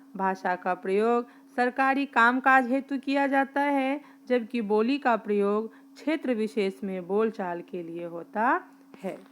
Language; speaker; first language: Hindi; native; Hindi